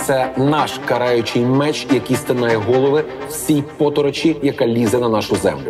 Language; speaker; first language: Ukrainian; native; Ukrainian